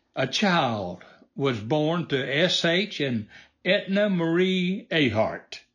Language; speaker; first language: English; native; English